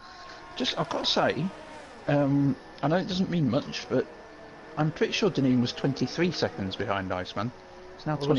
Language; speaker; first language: English; native; English